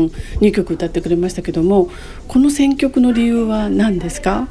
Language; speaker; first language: Japanese; native; Japanese